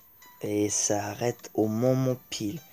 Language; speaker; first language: French; native; French